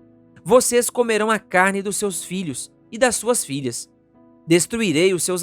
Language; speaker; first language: Portuguese; native; Portuguese